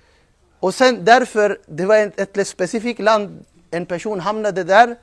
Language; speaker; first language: Swedish; non-native, fluent; Urdu